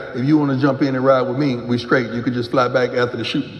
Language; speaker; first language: English; native; English